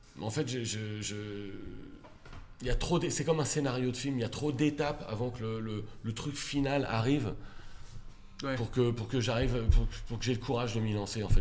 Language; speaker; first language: French; native; French